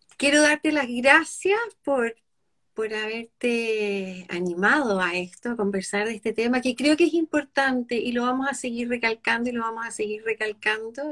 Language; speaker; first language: Spanish; native; Spanish